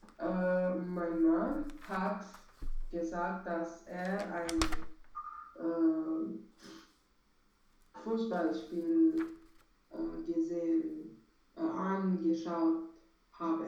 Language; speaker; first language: German; non-native, learner; Romanian